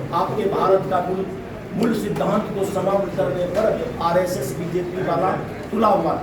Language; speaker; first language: Hindi; native; Hindi